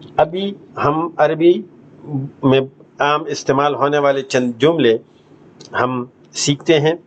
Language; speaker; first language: Urdu; non-native, local second language; Pashto